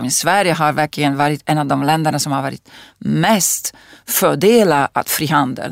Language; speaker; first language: Swedish; non-native, fluent; Italian